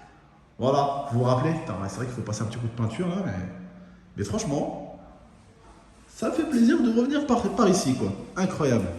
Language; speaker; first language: French; native; French